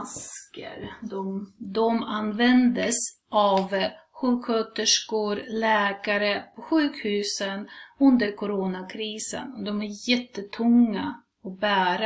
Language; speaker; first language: Swedish; non-native, fluent; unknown